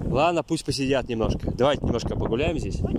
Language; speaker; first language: Russian; native; Russian